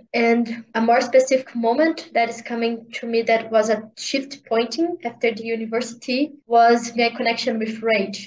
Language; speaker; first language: English; non-native, learner; Portuguese